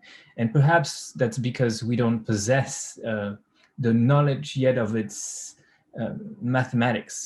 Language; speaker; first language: English; non-native, fluent; French